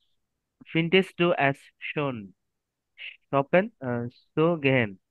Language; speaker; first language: German; non-native, learner; Bangla